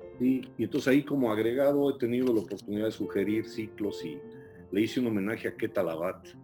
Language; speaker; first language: Spanish; early bilingual, heritage; Spanish